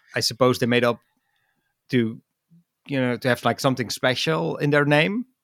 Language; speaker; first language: English; non-native, fluent; Dutch